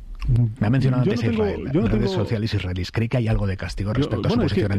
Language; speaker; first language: Spanish; native; Spanish